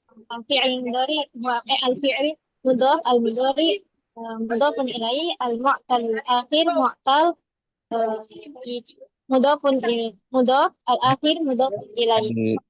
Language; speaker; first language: Arabic; non-native, learner; Indonesian